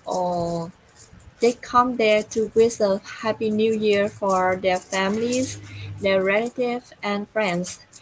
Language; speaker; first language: English; non-native, learner; Vietnamese